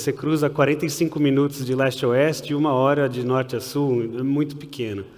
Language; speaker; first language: Portuguese; early bilingual, heritage; Portuguese